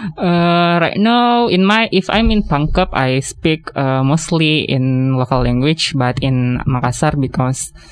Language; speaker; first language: English; non-native, fluent; Indonesian